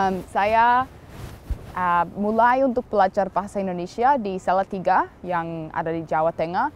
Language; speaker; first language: Indonesian; non-native, fluent; English